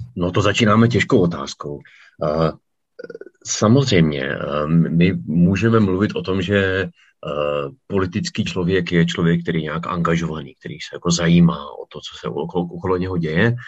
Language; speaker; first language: Czech; native; Czech